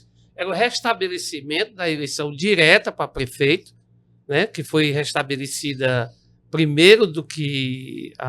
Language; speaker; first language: Portuguese; native; Portuguese